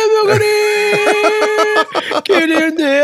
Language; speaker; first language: Portuguese; native; Portuguese